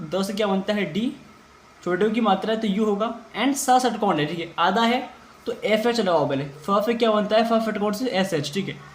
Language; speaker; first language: Hindi; native; Hindi